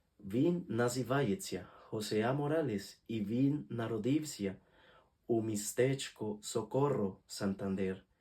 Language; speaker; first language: Ukrainian; non-native, learner; Spanish